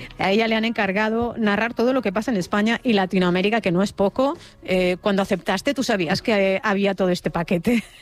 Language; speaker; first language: Spanish; native; Spanish